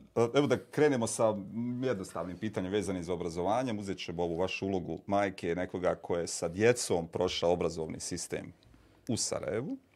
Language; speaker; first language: Bosnian; native; Bosnian